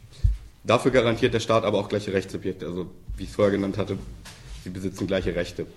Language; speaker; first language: German; native; German